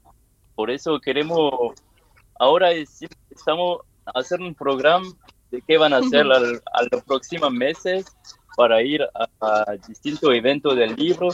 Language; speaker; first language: Spanish; non-native, learner; French